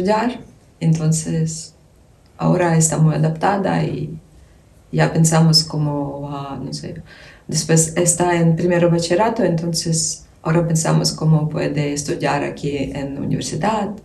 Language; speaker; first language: Spanish; non-native, learner; Ukrainian